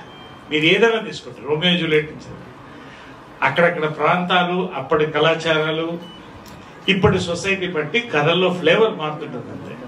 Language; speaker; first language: Telugu; native; Telugu